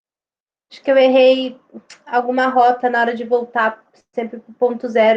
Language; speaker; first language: Portuguese; native; Portuguese